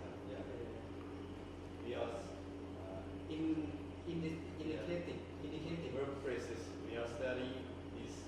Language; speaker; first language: English; non-native, learner; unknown